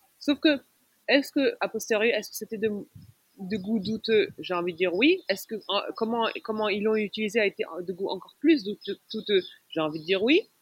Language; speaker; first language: French; non-native, local second language; Arabic